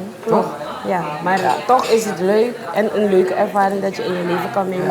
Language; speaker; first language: Dutch; non-native, local second language; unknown